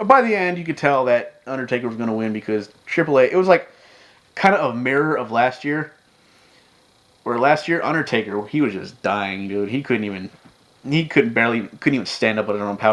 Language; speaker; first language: English; native; English